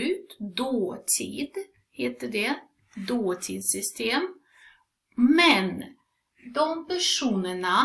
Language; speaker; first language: Swedish; non-native, fluent; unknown